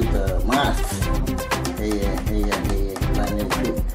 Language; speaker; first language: English; non-native, learner; Vietnamese